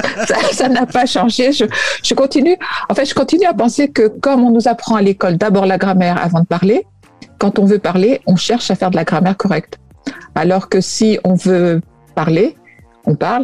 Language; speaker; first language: French; native; French